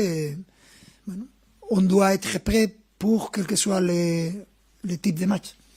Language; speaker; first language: French; non-native, fluent; Spanish